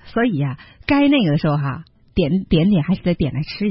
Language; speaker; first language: Chinese; native; Chinese